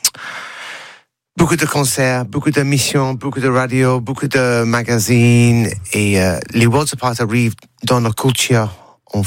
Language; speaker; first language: French; non-native, learner; English